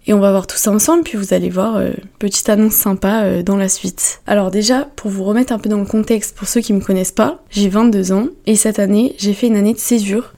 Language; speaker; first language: French; native; French